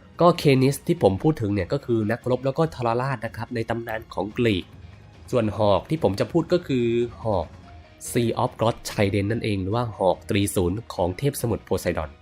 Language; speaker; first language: Thai; native; Thai